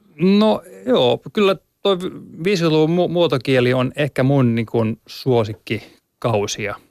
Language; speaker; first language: Finnish; native; Finnish